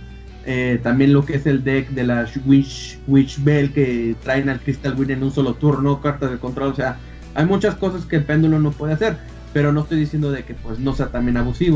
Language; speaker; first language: Spanish; native; Spanish